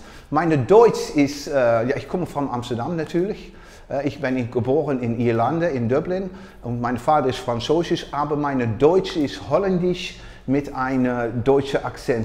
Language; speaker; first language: German; non-native, learner; Dutch